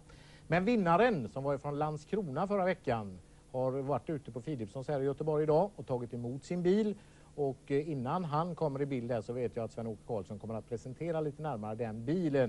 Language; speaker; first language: Swedish; native; Swedish